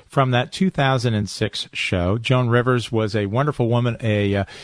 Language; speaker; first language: English; native; English